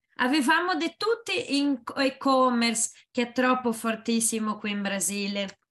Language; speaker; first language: Italian; non-native, learner; Portuguese